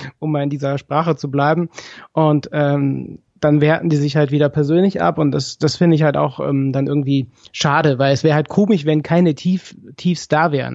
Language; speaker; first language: German; native; German